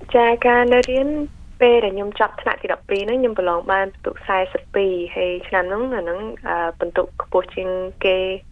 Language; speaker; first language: Khmer; early bilingual, heritage; Khmer